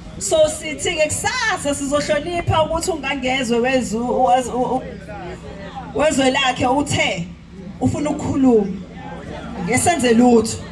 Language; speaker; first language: Zulu; native; Zulu